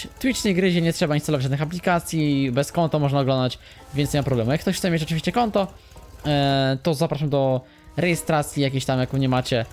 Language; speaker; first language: Polish; native; Polish